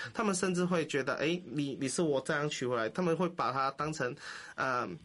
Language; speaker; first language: Chinese; non-native, local second language; Cantonese